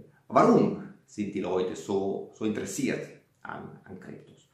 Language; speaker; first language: German; non-native, fluent; Italian